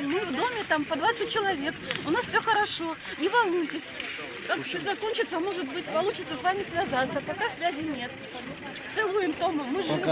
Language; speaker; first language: Russian; native; Russian